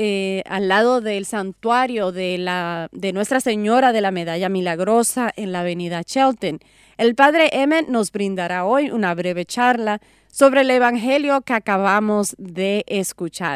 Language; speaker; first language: Spanish; native; Spanish